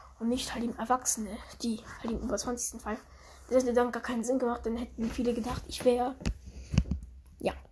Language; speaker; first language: German; early bilingual, other home language; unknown